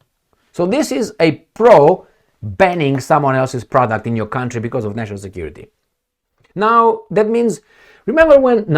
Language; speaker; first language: English; non-native, fluent; Romanian